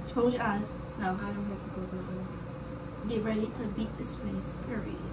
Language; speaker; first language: English; native; English